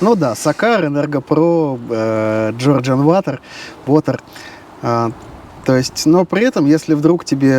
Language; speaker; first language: Russian; native; Russian